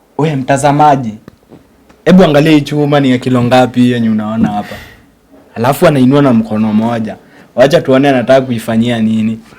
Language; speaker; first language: Swahili; native; Swahili